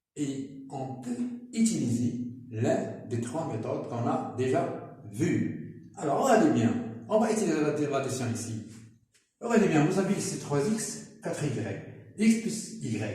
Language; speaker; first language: French; non-native, local second language; Arabic